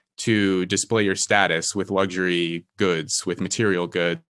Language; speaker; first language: English; native; English